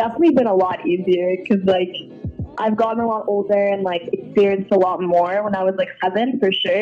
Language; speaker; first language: English; native; English